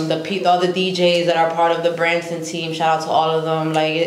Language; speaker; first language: English; native; English